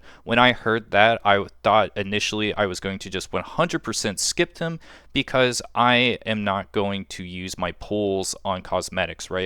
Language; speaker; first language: English; native; English